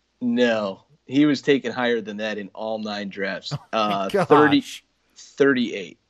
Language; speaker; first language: English; native; English